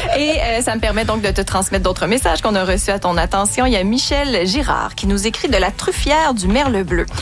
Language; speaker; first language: French; native; French